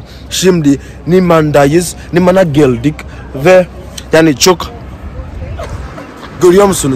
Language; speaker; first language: Turkish; non-native, learner; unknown